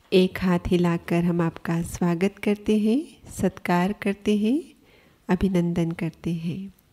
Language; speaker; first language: Hindi; native; Hindi